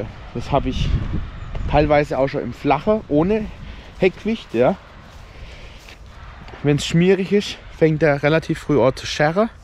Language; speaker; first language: German; native; German